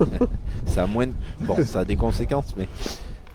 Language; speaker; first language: French; native; French